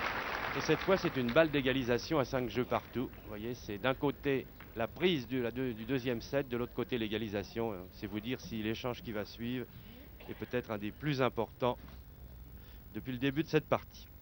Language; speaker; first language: French; native; French